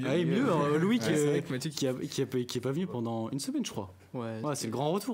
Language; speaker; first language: French; native; French